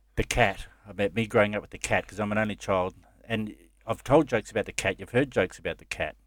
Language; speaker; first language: English; native; English